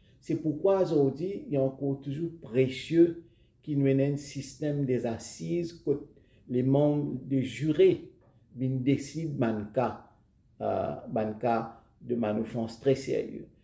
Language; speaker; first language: French; non-native, local second language; Morisyen